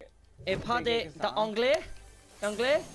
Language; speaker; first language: French; non-native, learner; English